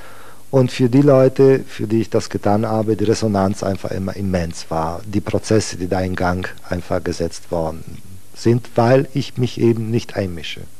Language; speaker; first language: German; non-native, fluent; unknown